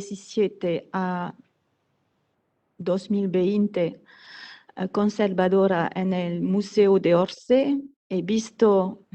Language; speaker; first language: Spanish; non-native, fluent; French